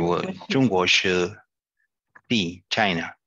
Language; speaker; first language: Chinese; non-native, learner; Spanish